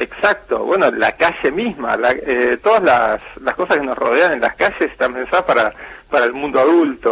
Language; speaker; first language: Spanish; native; Spanish